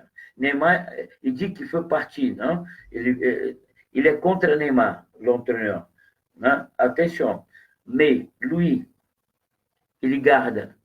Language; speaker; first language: French; non-native, fluent; Portuguese